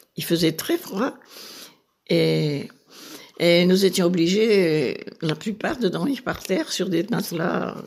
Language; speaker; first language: French; native; French